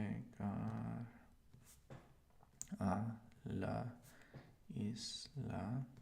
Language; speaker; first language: Spanish; non-native, learner; English